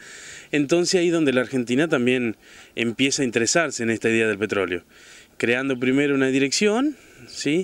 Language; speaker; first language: Spanish; native; Spanish